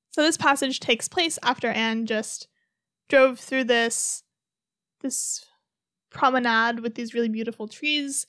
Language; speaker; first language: English; native; English